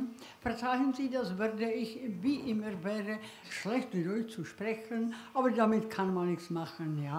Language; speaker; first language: German; non-native, learner; Czech